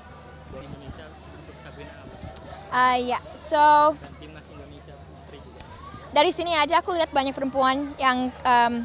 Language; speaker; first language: Indonesian; early bilingual, other home language; English